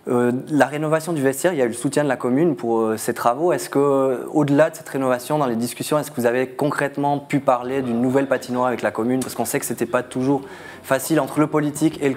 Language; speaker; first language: French; native; French